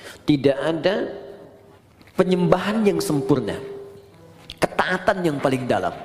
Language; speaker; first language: Indonesian; native; Indonesian